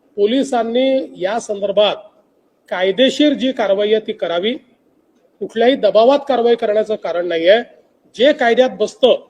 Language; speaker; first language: Marathi; native; Marathi